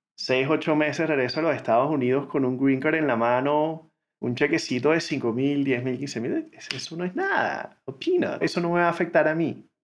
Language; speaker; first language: Spanish; native; Spanish